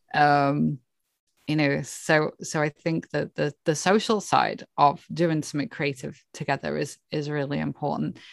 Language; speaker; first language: English; native; English